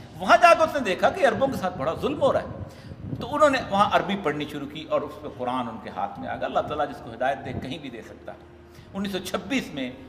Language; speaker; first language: Urdu; non-native, local second language; Punjabi